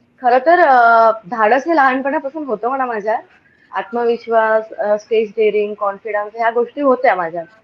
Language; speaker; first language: Marathi; native; Marathi